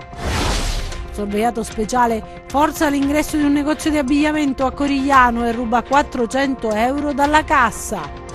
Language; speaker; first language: Italian; native; Italian